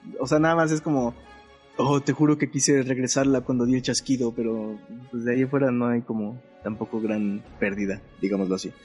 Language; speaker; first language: Spanish; native; Spanish